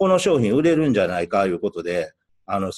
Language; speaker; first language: Japanese; native; Japanese